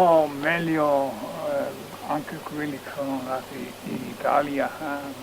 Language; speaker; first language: Italian; non-native, learner; Slovenian